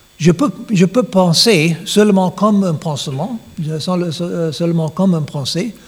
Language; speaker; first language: French; non-native, learner; English